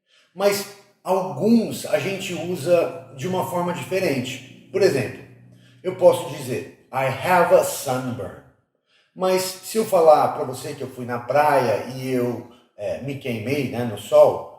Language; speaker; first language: Portuguese; non-native, fluent; English